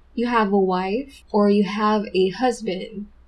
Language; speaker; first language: English; non-native, local second language; Filipino